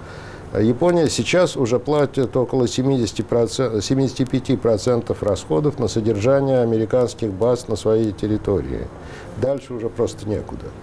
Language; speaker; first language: Russian; native; Russian